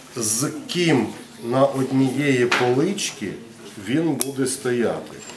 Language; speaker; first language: Ukrainian; non-native, local second language; Russian